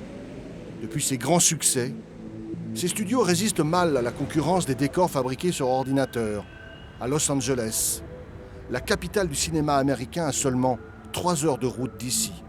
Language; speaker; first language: French; native; French